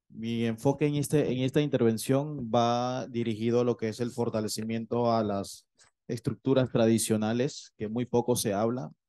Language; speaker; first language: Spanish; native; Spanish